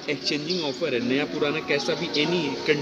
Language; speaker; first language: Hindi; non-native, local second language; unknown